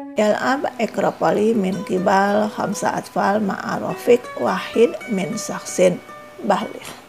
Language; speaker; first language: Arabic; non-native, fluent; Indonesian